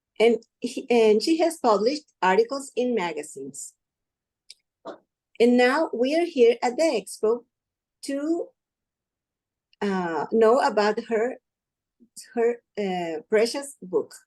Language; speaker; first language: English; non-native, learner; Spanish